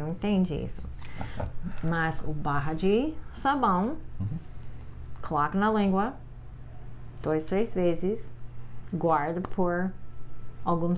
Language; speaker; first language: Portuguese; non-native, fluent; English